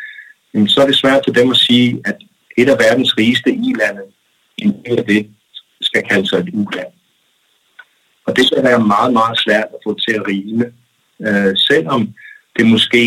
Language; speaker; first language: Danish; non-native, local second language; Kalaallisut